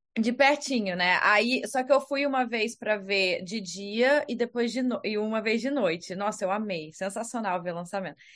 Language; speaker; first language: Portuguese; native; Portuguese